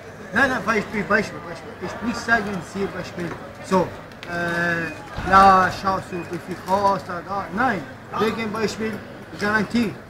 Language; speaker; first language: German; non-native, learner; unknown